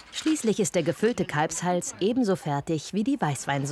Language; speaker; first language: German; native; German